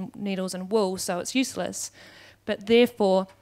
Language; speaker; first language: English; native; English